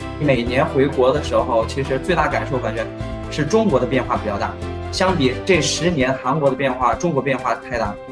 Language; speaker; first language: Chinese; native; Chinese